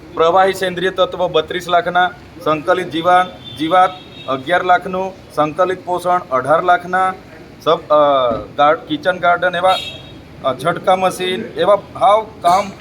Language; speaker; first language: Gujarati; non-native, local second language; Vasavi